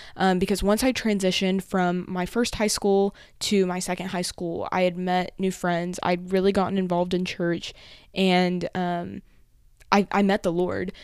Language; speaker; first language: English; native; English